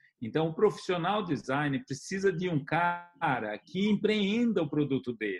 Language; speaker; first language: Portuguese; native; Portuguese